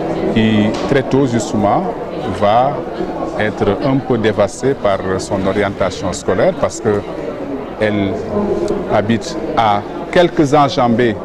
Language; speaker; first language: French; non-native, local second language; Wolof